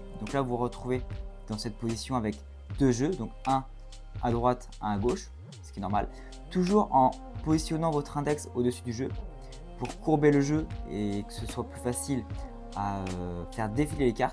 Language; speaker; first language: French; native; French